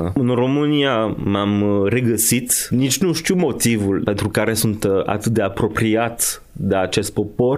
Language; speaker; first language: Romanian; non-native, fluent; French